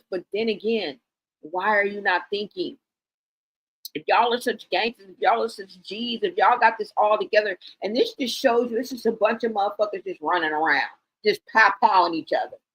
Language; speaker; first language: English; native; English